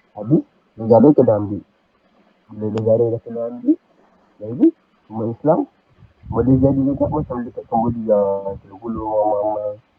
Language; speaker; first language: Malay; native; Malay